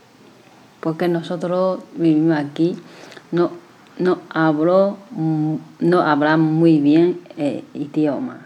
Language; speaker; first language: Spanish; non-native, learner; Chinese